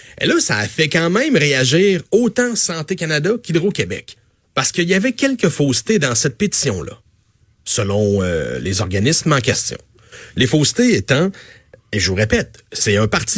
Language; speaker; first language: French; native; French